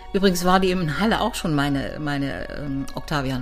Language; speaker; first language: German; native; German